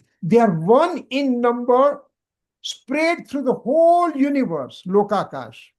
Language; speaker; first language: English; non-native, local second language; Gujarati